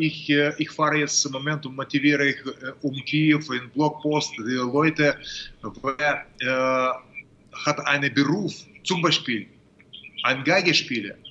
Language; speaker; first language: German; non-native, fluent; Russian